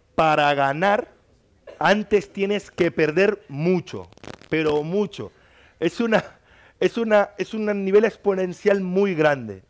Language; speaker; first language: Spanish; native; Spanish